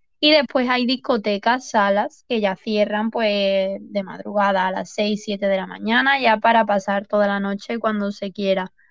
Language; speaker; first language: Spanish; native; Spanish